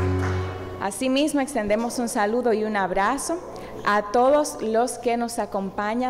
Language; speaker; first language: Spanish; native; Spanish